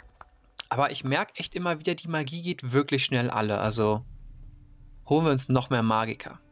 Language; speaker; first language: German; native; German